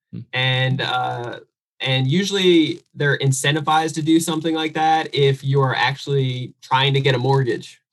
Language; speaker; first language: English; native; English